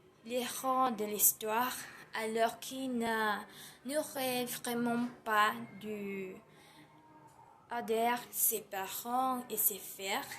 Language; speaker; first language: French; non-native, learner; Spanish